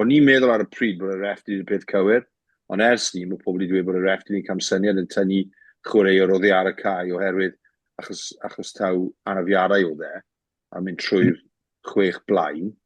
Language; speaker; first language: Welsh; native; Welsh